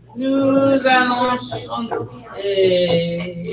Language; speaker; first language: French; non-native, fluent; English